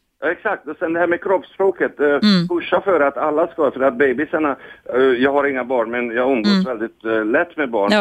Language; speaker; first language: Swedish; non-native, fluent; Hungarian